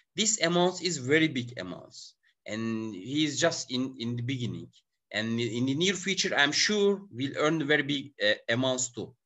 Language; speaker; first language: English; non-native, learner; Turkish